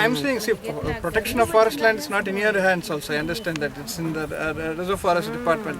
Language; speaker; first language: English; non-native, local second language; Telugu